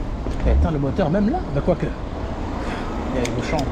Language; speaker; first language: French; native; French